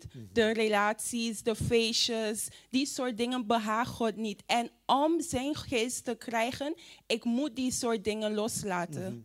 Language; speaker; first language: Dutch; non-native, fluent; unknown